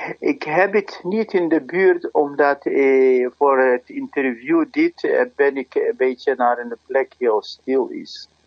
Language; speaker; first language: Dutch; non-native, fluent; Arabic